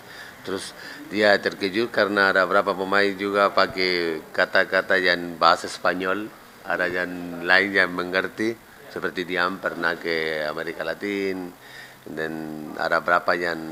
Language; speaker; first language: Indonesian; non-native, fluent; Spanish